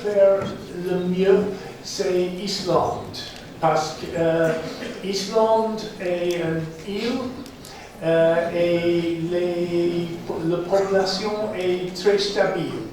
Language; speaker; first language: French; non-native, fluent; English